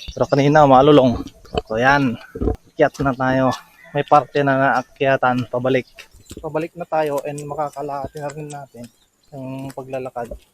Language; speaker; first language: Filipino; non-native, local second language; Iloko